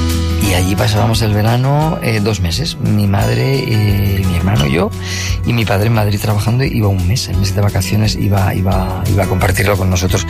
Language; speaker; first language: Spanish; native; Spanish